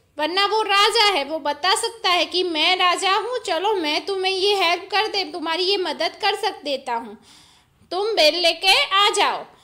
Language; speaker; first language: Hindi; non-native, local second language; Gujarati